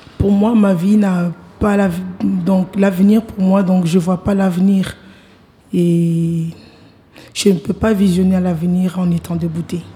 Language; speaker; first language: French; non-native, local second language; Lingala